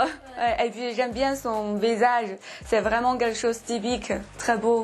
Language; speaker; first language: French; non-native, fluent; Chinese